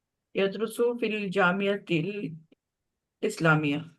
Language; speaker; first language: Arabic; non-native, learner; Urdu